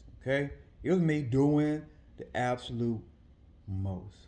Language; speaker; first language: English; native; English